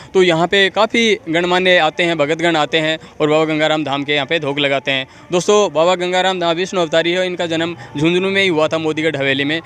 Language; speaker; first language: Hindi; native; Hindi